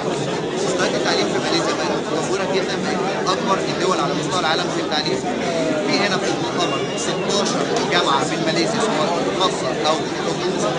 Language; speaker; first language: Arabic; native; Arabic